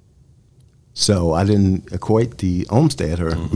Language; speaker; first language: English; native; English